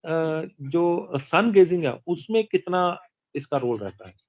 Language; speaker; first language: Hindi; non-native, local second language; Punjabi